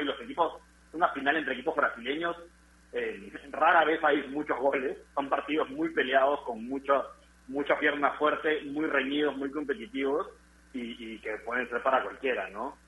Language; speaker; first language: Spanish; native; Spanish